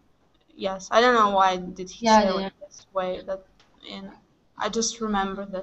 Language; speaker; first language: English; non-native, fluent; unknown